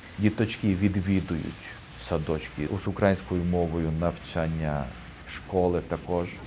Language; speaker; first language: Ukrainian; non-native, local second language; Hungarian